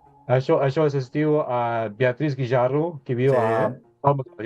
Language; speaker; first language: Catalan; non-native, learner; English